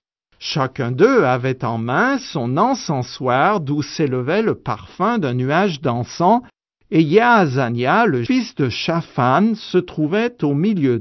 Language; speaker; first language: French; native; French